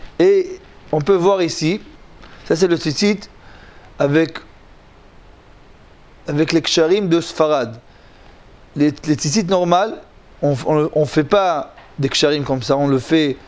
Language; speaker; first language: French; non-native, learner; Hebrew